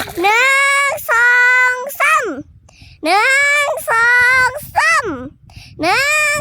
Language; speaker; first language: Thai; native; Thai